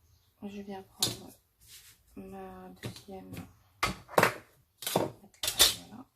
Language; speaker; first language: French; native; French